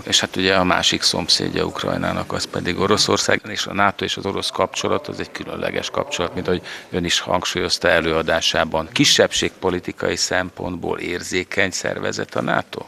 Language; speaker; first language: Hungarian; native; Hungarian